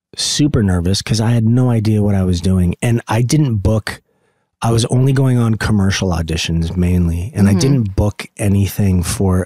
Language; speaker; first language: English; native; English